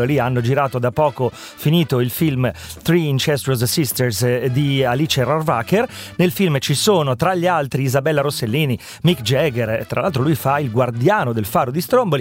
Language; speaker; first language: Italian; native; Italian